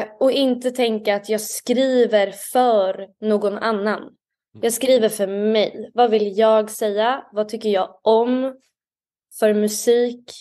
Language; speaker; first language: Swedish; native; Swedish